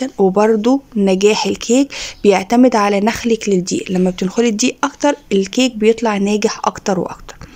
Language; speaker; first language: Arabic; native; Arabic